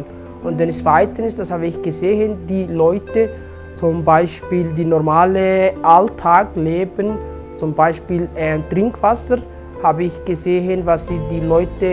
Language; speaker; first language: German; non-native, fluent; Somali